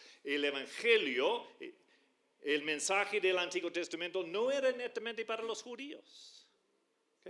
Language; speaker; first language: Spanish; non-native, fluent; English